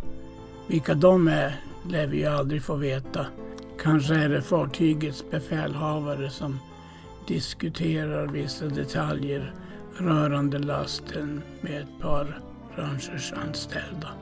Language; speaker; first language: Swedish; native; Swedish